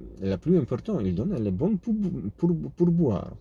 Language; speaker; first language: French; non-native, fluent; Polish